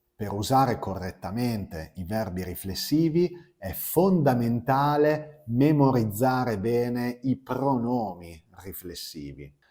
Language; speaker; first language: Italian; native; Italian